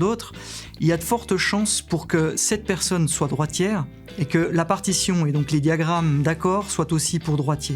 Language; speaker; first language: French; native; French